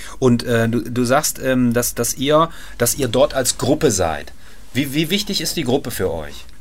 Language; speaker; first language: German; native; German